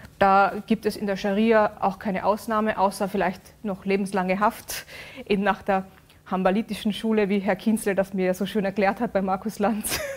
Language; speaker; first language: German; early bilingual, other home language; Urdu